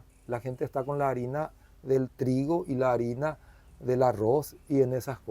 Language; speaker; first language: Spanish; native; Spanish